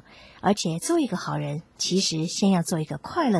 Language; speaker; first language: Chinese; native; Chinese